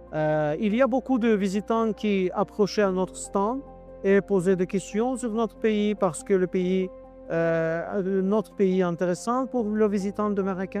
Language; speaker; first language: French; non-native, learner; Azerbaijani